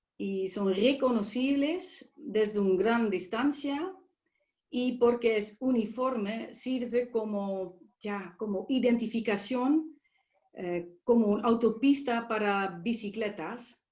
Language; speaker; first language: Spanish; non-native, fluent; Dutch